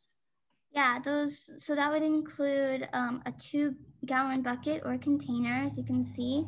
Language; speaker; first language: English; native; English